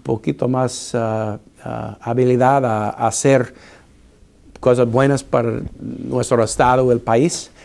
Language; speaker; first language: Spanish; non-native, fluent; English